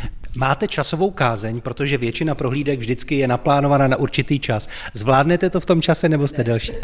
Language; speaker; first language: Czech; native; Czech